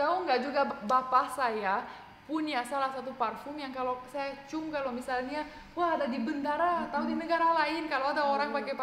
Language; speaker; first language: Indonesian; non-native, fluent; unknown